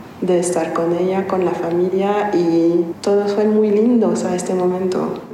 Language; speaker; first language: Spanish; non-native, learner; French